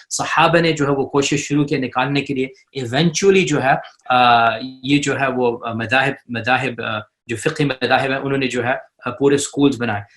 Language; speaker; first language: Urdu; early bilingual, heritage; Urdu